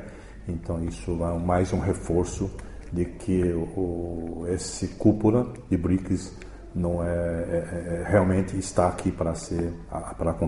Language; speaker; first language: Portuguese; early bilingual, other home language; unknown